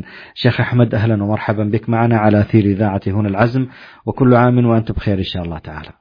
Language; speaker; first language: Arabic; native; Arabic